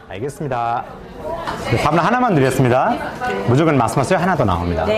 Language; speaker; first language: Korean; non-native, fluent; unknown